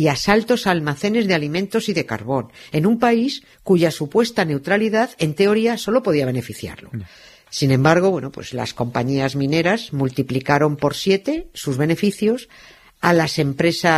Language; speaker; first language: Spanish; native; Spanish